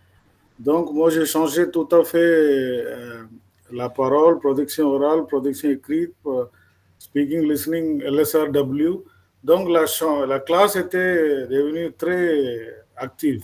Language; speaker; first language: French; non-native, fluent; Malayalam